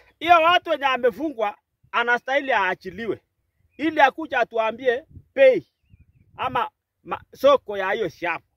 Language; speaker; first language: Swahili; non-native, local second language; Kalenjin